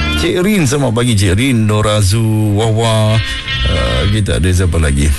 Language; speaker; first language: Malay; native; Malay